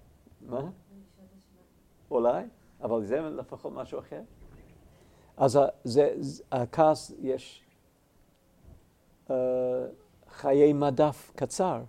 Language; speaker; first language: Hebrew; non-native, fluent; English